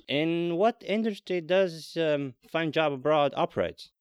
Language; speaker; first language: English; non-native, fluent; Latvian